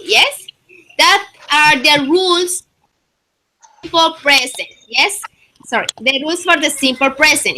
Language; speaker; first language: English; non-native, fluent; Spanish